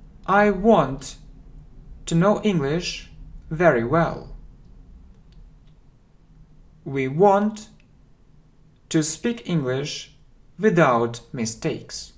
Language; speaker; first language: English; non-native, fluent; Russian